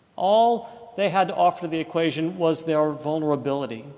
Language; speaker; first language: English; native; English